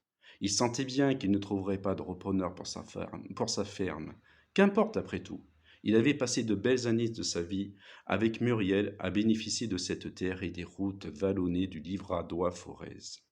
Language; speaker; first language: French; native; French